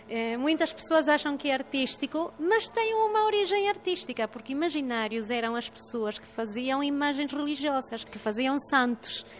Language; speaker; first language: Portuguese; early bilingual, heritage; Portuguese